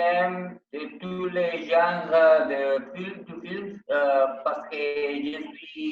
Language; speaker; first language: French; non-native, learner; Spanish